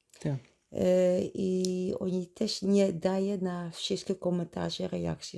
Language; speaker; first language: Polish; non-native, learner; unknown